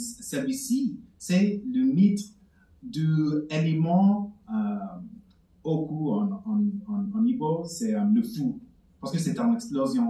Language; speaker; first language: French; non-native, fluent; English